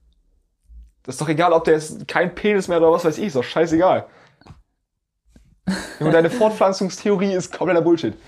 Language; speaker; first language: German; native; German